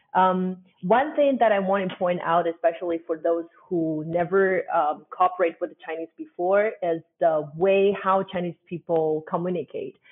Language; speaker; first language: English; non-native, fluent; Chinese